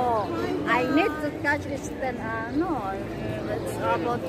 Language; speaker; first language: English; non-native, learner; Filipino